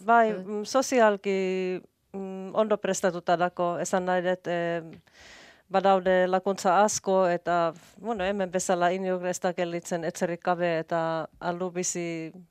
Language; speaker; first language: Basque; non-native, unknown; Finnish